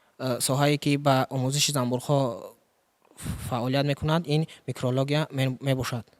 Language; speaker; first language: Tajik; native; Tajik